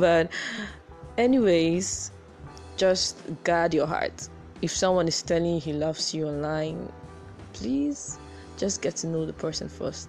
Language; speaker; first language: English; non-native, local second language; Igbo